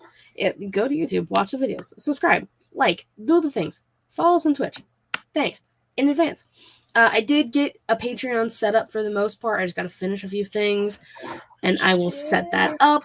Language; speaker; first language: English; native; English